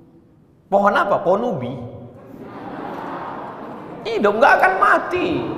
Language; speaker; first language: Indonesian; non-native, local second language; Malay